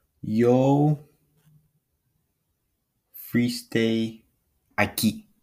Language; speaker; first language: Spanish; non-native, learner; English